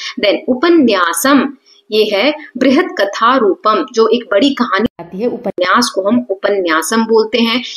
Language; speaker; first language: Hindi; native; Hindi